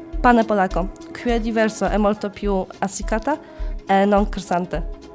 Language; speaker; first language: Italian; non-native, learner; Polish